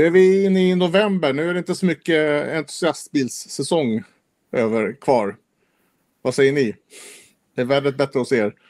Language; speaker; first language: Swedish; native; Swedish